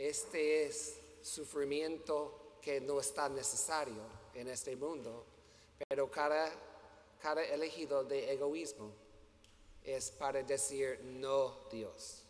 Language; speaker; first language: Spanish; non-native, learner; English